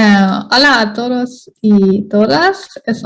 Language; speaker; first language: Spanish; non-native, fluent; German